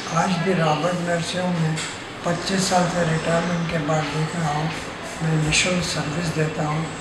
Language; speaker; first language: Hindi; native; Hindi